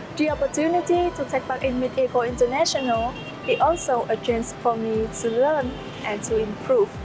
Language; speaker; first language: English; non-native, fluent; Vietnamese